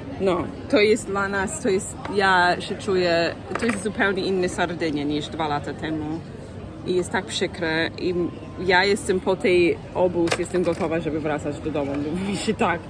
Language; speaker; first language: Polish; non-native, fluent; English